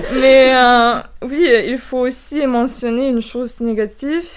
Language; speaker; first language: French; non-native, fluent; German